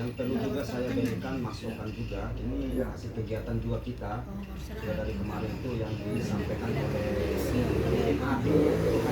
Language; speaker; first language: Indonesian; non-native, local second language; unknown